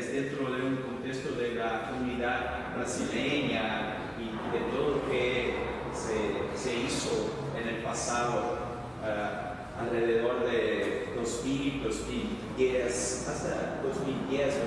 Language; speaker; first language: Spanish; non-native, fluent; Portuguese